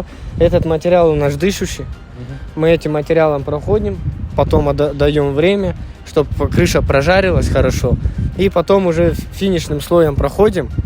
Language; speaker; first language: Russian; native; Russian